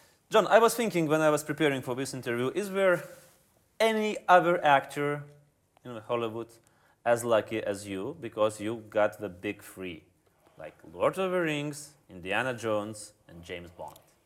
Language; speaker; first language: English; non-native, fluent; Lithuanian